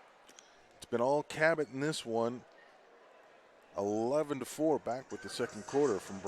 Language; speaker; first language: English; native; English